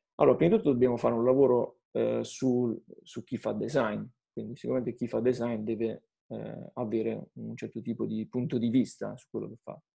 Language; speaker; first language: Italian; native; Italian